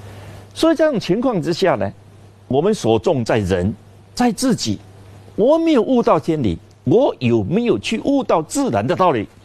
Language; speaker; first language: Chinese; native; Chinese